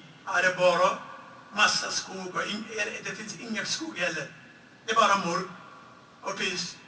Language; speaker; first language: Swedish; non-native, fluent; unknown